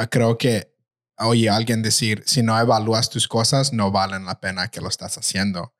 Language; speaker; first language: Spanish; early bilingual, heritage; Spanish